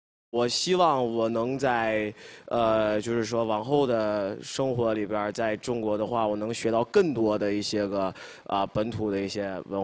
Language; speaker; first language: Chinese; early bilingual, other home language; English